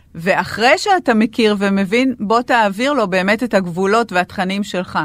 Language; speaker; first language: Hebrew; native; Hebrew